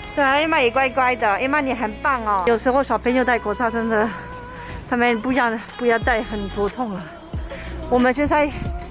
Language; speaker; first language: Chinese; non-native, fluent; French